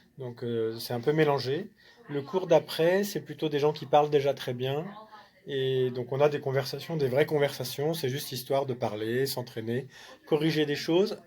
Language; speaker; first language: French; native; French